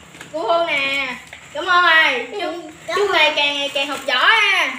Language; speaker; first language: Vietnamese; native; Vietnamese